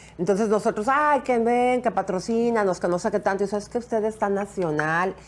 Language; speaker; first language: Spanish; native; Spanish